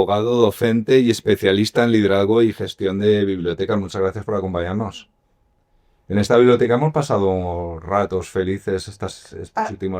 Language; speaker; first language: Spanish; native; Spanish